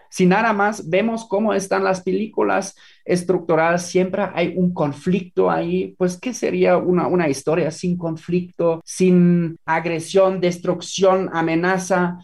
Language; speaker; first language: Spanish; non-native, fluent; German